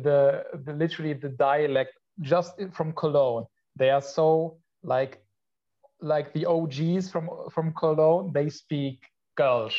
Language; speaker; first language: English; non-native, fluent; Polish